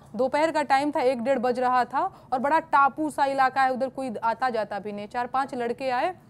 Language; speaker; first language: Hindi; native; Hindi